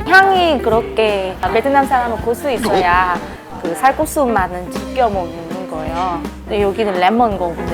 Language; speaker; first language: Korean; non-native, fluent; Vietnamese